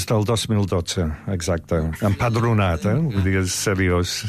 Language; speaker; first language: Catalan; non-native, fluent; English